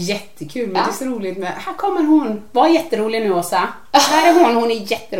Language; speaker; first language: Swedish; native; Swedish